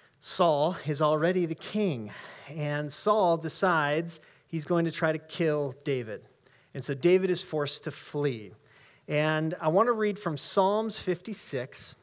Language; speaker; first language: English; native; English